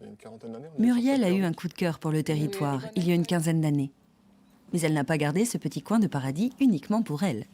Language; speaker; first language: French; native; French